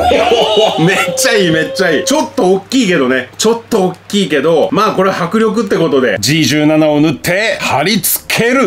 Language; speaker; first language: Japanese; native; Japanese